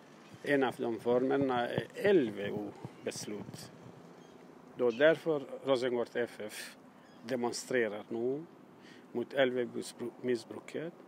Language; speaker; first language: Swedish; non-native, learner; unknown